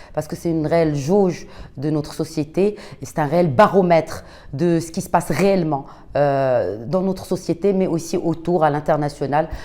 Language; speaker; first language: French; non-native, local second language; Arabic